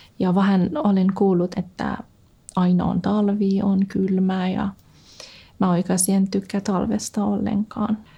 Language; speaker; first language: Finnish; non-native, fluent; Persian